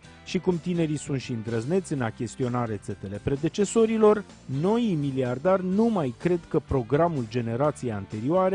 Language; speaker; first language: Romanian; native; Romanian